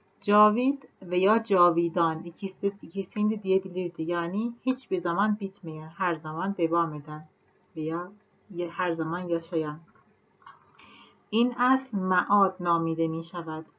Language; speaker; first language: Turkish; non-native, fluent; Persian